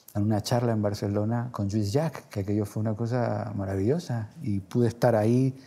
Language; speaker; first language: Spanish; native; Spanish